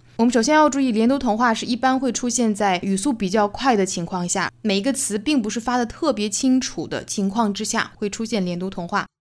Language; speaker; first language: Chinese; native; Chinese